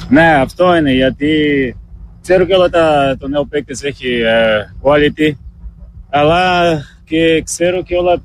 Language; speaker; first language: Greek; non-native, learner; Portuguese